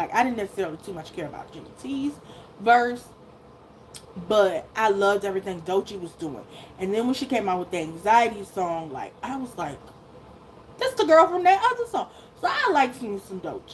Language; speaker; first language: English; native; English